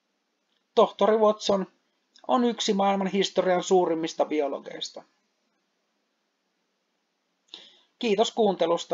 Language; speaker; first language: Finnish; native; Finnish